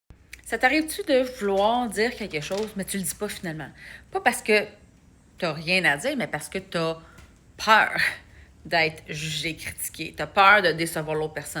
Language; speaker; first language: French; native; French